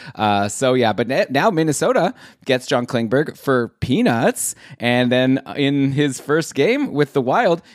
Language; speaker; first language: English; native; English